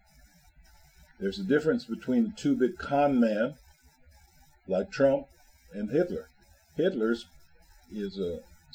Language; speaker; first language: English; native; English